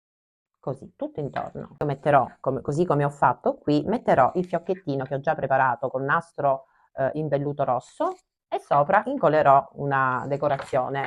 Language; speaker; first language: Italian; native; Italian